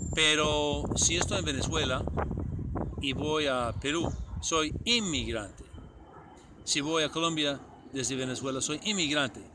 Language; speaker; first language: Spanish; non-native, fluent; English